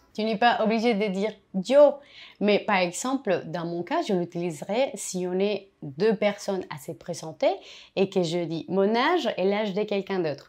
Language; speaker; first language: French; non-native, fluent; Spanish